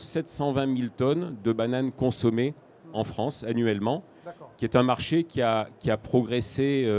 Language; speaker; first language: French; native; French